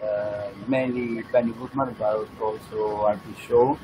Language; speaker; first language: English; non-native, learner; Italian